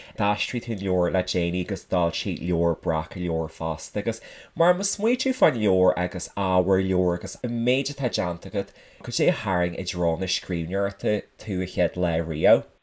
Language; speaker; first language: Irish; native; Irish